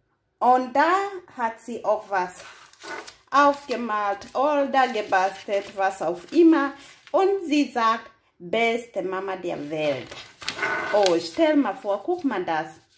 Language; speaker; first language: German; non-native, fluent; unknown